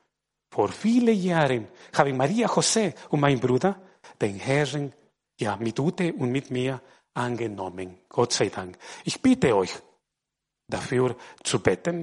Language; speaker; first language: German; non-native, fluent; Spanish